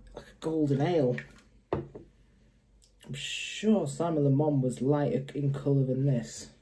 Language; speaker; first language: English; native; English